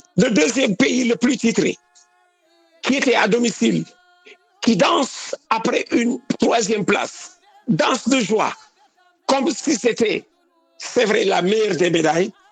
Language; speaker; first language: French; non-native, local second language; Wolof